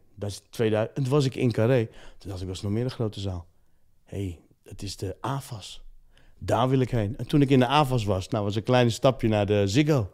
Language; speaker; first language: Dutch; early bilingual, other home language; Riffian